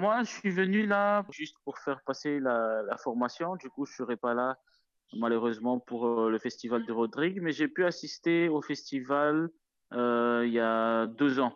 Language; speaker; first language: French; non-native, local second language; Malagasy